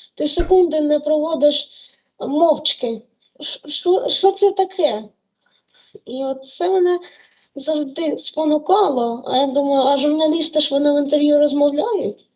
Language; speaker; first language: Ukrainian; native; Ukrainian